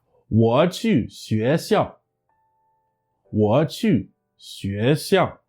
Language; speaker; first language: Chinese; non-native, fluent; English